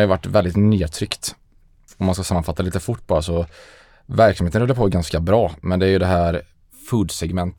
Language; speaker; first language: Swedish; native; Swedish